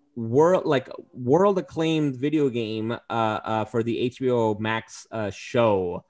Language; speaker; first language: English; early bilingual, other home language; Spanish